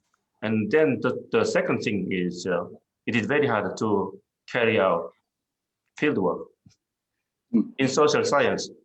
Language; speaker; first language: English; non-native, fluent; Korean